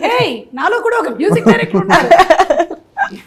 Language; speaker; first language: Telugu; native; Telugu